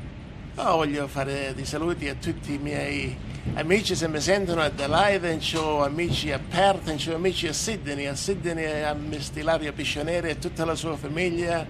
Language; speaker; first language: Italian; native; Italian